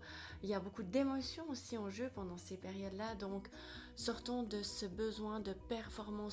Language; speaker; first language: French; native; French